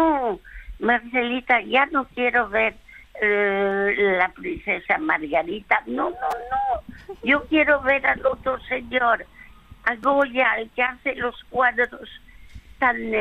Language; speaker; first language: Spanish; early bilingual, other home language; French